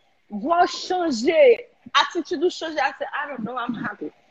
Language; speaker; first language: English; non-native, learner; Haitian Creole